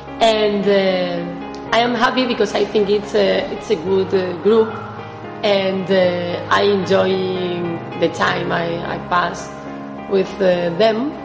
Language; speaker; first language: English; non-native, fluent; Spanish